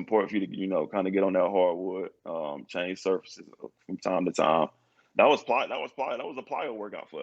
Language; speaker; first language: English; native; English